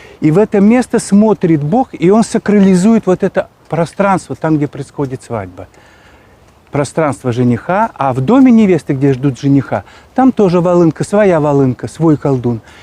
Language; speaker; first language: Russian; non-native, local second language; Chuvash